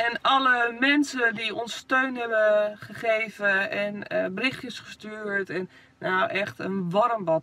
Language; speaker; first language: Dutch; native; Dutch